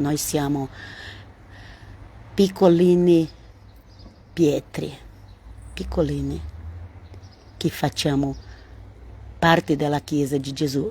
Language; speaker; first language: Italian; non-native, learner; Portuguese